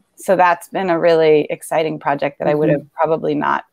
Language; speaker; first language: English; native; English